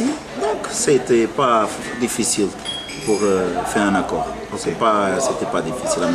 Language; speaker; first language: French; non-native, fluent; Portuguese